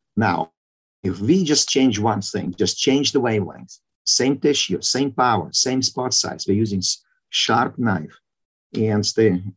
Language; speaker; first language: English; non-native, fluent; Ukrainian